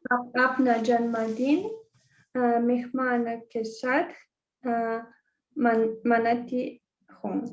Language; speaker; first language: Hindi; non-native, learner; Russian